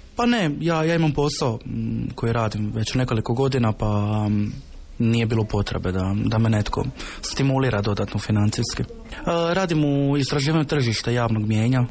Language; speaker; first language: Croatian; native; Croatian